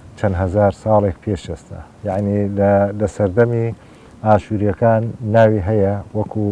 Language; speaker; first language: Central Kurdish; native; Central Kurdish